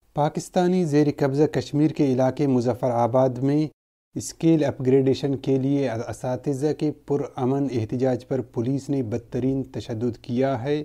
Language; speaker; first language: Urdu; non-native, local second language; Baluchi